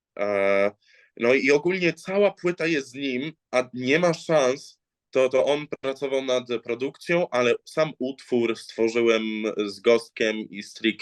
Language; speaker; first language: Polish; early bilingual, heritage; English